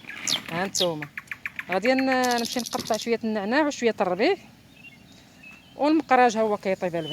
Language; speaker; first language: Arabic; native; Arabic